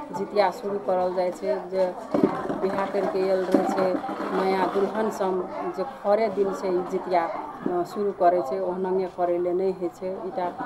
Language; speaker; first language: Maithili; non-native, local second language; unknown